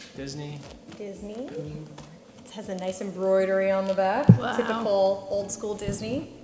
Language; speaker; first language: English; native; English